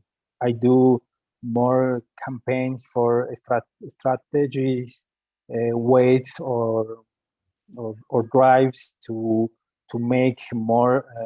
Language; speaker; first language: English; non-native, learner; Spanish